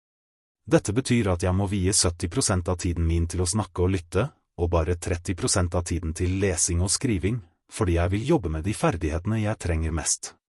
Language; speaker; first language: Norwegian; non-native, fluent; Russian